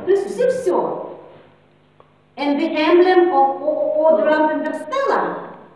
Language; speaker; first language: English; non-native, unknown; Russian